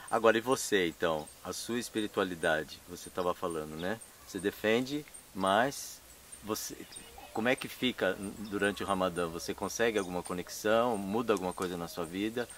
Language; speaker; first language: Portuguese; native; Portuguese